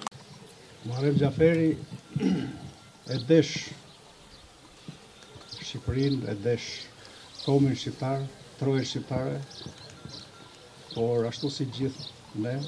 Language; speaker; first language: Albanian; native; Albanian